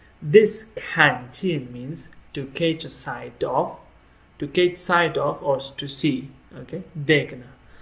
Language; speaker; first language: English; non-native, local second language; Hindi